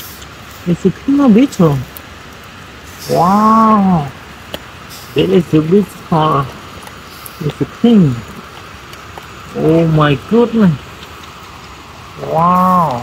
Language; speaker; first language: English; non-native, learner; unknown